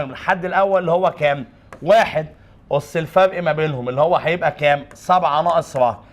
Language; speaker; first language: Arabic; native; Arabic